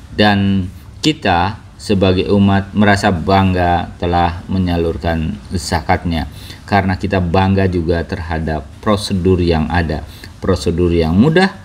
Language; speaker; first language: Indonesian; native; Indonesian